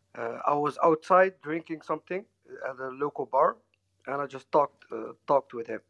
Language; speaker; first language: English; non-native, learner; Dutch